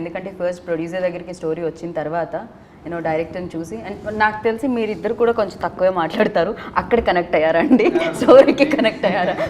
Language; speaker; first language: Telugu; native; Telugu